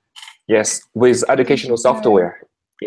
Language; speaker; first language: English; non-native, fluent; Chinese